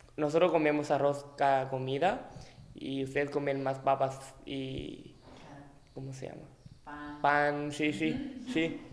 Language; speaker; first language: Spanish; non-native, fluent; Thai